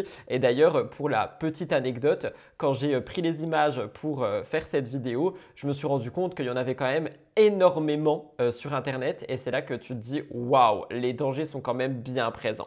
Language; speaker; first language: French; native; French